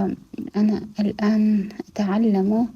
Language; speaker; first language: Arabic; non-native, learner; Kazakh